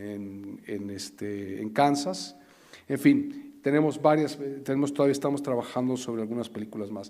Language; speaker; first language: Spanish; native; Spanish